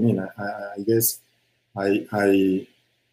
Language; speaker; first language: English; non-native, fluent; Spanish